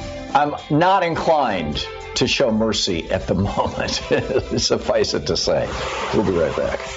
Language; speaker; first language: English; native; English